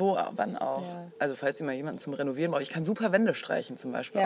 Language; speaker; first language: German; native; German